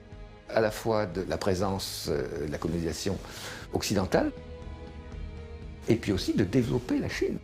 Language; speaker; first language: French; native; French